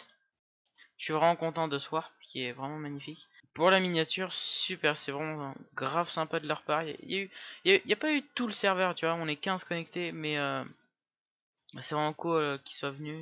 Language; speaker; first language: French; native; French